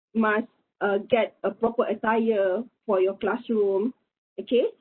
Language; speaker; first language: English; non-native, local second language; Malay